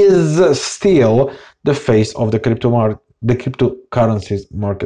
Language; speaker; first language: English; non-native, fluent; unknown